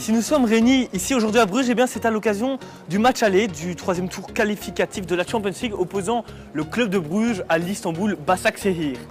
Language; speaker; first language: French; native; French